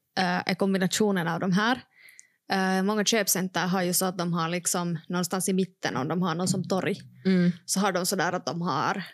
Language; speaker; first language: Swedish; native; Swedish